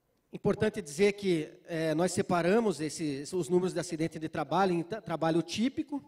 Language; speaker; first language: Portuguese; native; Portuguese